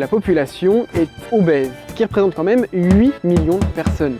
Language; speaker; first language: French; native; French